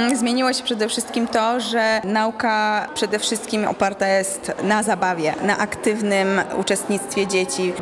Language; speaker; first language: Polish; native; Polish